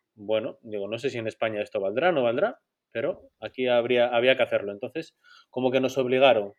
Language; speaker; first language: Spanish; native; Spanish